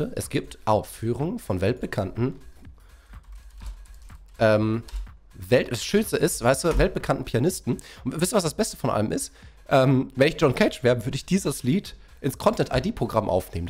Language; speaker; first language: German; native; German